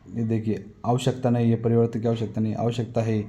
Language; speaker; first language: Hindi; non-native, local second language; Marathi